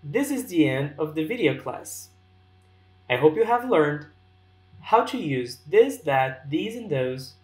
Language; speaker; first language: English; non-native, fluent; Portuguese